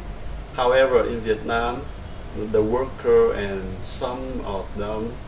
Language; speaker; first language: English; non-native, learner; Vietnamese